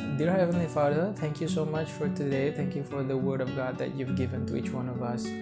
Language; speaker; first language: English; non-native, fluent; Indonesian